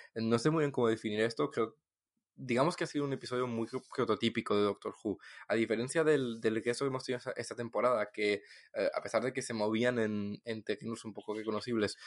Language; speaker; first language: Spanish; non-native, fluent; French